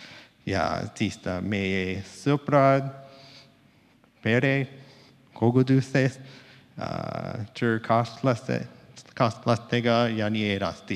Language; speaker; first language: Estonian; non-native, learner; English